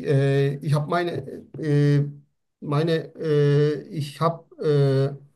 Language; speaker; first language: German; non-native, learner; Turkish